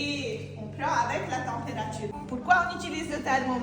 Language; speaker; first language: French; non-native, local second language; Arabic